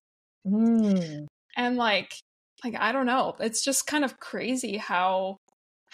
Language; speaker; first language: English; native; English